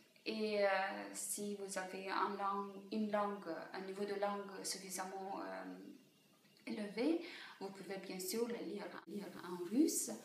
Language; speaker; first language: French; non-native, fluent; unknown